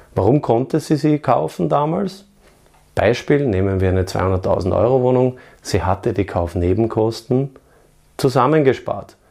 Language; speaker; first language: German; native; German